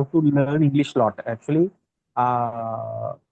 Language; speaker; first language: English; non-native, learner; Tamil